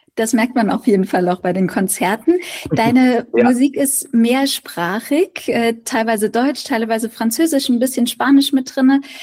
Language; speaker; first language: German; native; German